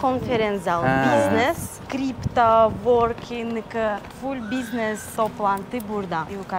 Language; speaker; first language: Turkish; non-native, learner; Russian